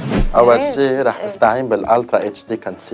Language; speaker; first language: Arabic; native; Arabic